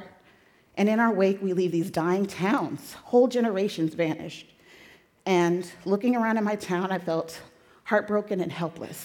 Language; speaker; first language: English; native; English